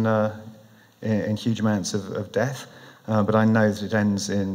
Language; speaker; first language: English; native; English